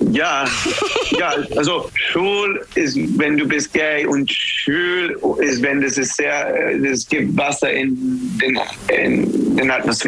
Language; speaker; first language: German; non-native, learner; English